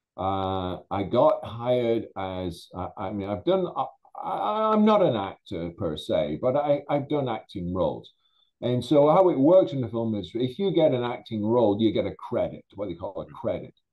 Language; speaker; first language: English; native; English